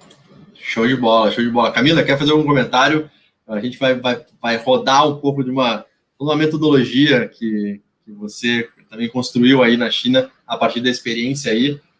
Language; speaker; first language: Portuguese; native; Portuguese